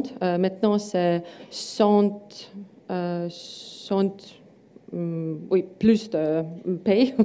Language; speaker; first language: French; non-native, learner; Estonian